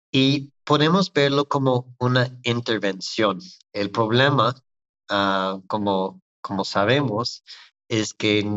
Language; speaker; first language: Spanish; non-native, fluent; English